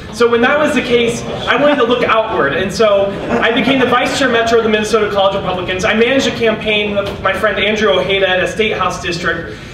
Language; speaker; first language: English; native; English